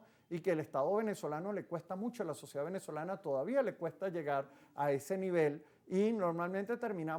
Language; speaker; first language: Spanish; native; Spanish